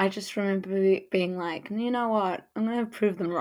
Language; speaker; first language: English; native; English